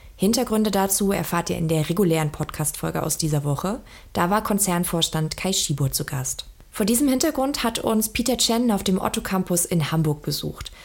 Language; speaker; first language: German; native; German